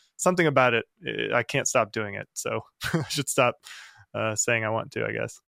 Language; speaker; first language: English; native; English